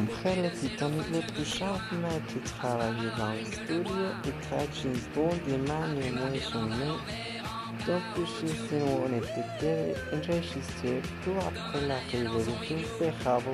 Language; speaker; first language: French; non-native, learner; Spanish